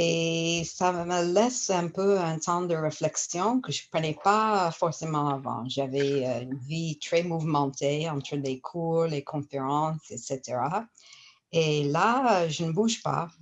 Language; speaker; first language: French; non-native, fluent; English